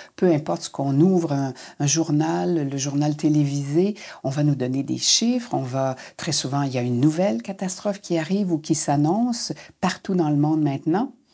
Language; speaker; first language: French; native; French